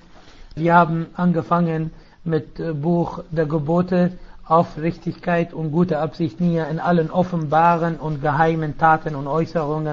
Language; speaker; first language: German; non-native, fluent; Arabic